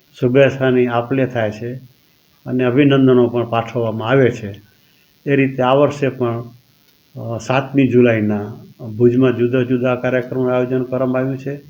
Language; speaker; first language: Gujarati; non-native, local second language; Kachhi